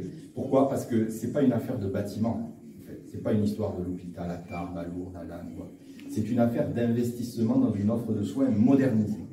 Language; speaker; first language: French; native; French